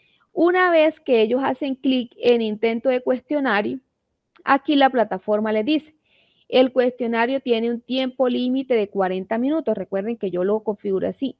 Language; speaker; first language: Spanish; native; Spanish